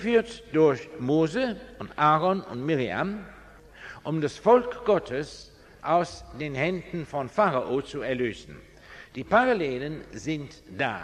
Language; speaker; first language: German; non-native, fluent; English